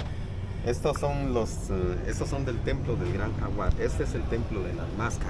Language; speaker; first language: Spanish; native; Spanish